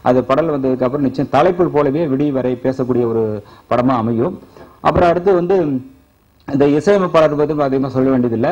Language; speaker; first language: Tamil; native; Tamil